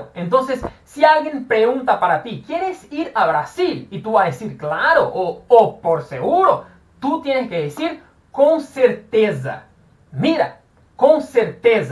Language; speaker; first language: Spanish; non-native, fluent; Portuguese